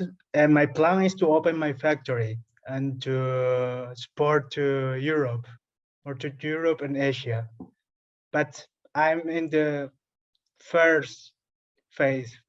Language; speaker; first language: English; non-native, fluent; Spanish